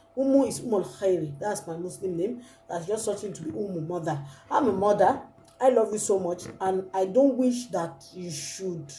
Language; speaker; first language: English; non-native, local second language; Yoruba